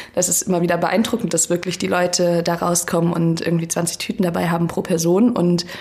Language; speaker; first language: German; native; German